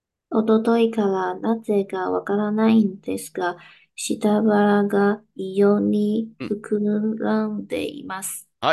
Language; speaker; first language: Japanese; non-native, learner; Chinese